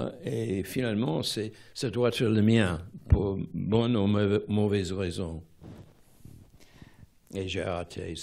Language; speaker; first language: French; non-native, fluent; English